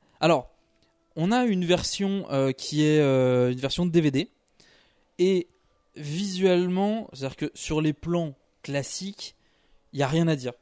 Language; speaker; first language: French; native; French